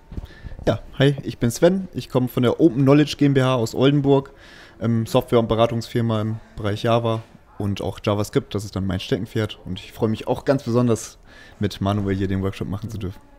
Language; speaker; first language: German; native; German